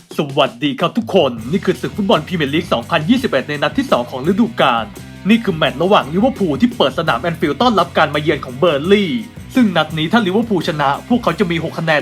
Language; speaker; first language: Thai; native; Thai